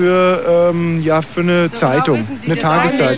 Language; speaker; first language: German; native; German